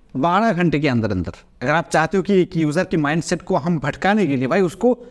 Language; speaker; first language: Hindi; non-native, local second language; Bangla